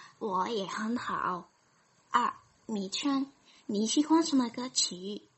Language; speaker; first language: Chinese; non-native, learner; Indonesian